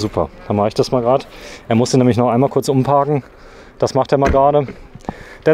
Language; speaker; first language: German; native; German